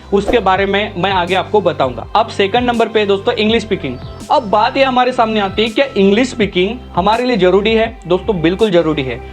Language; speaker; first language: Hindi; non-native, local second language; Marathi